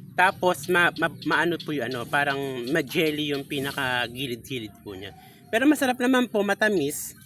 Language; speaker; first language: Filipino; native; Filipino